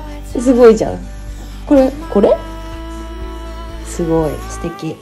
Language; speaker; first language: Japanese; native; Japanese